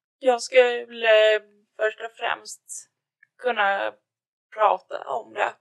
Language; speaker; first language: Swedish; native; Swedish